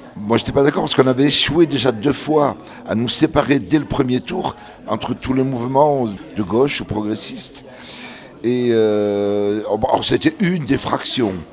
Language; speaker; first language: French; early bilingual, other home language; Kabyle